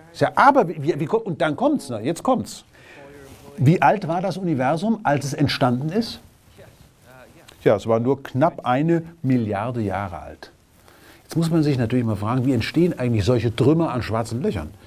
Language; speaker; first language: German; native; German